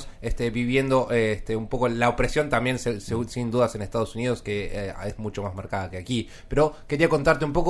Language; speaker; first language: Spanish; native; Spanish